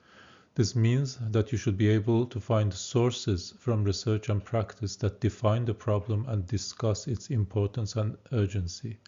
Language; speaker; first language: English; non-native, fluent; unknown